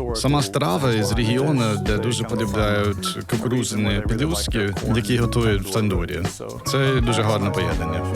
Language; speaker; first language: Ukrainian; non-native, fluent; English